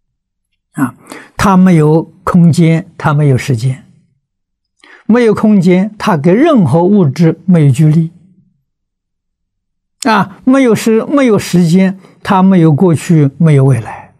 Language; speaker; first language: Chinese; native; Chinese